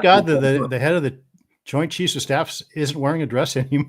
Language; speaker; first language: English; native; English